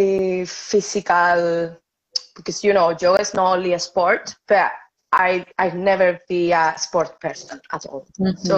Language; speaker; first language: English; non-native, fluent; Spanish